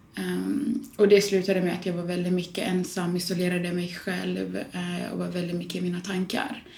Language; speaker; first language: Swedish; early bilingual, other home language; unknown